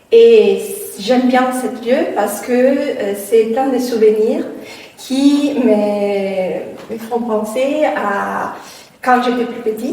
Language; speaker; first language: French; non-native, fluent; Italian